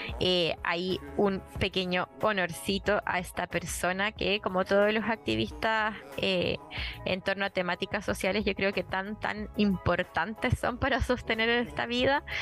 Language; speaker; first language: Spanish; native; Spanish